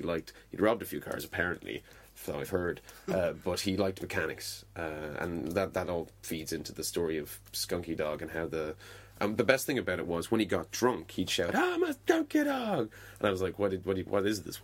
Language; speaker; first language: English; native; English